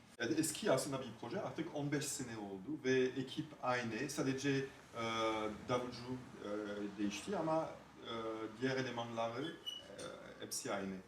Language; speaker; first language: Turkish; non-native, fluent; French